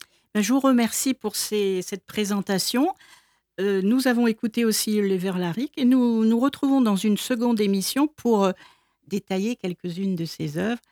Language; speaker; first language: French; native; French